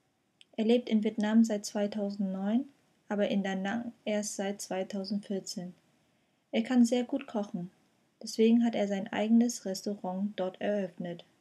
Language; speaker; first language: German; non-native, fluent; Vietnamese